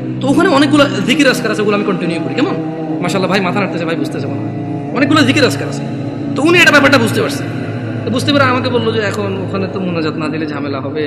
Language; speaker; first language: Bangla; early bilingual, heritage; Bangla